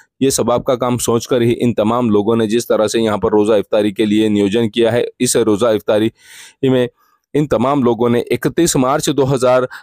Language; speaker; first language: Urdu; native; Urdu